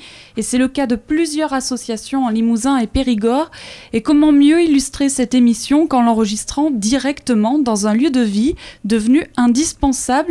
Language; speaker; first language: French; native; French